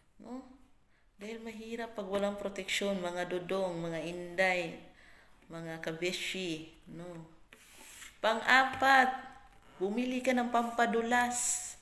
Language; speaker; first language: Filipino; non-native, local second language; Cebuano